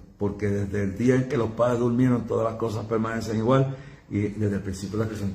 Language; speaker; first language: Spanish; native; Spanish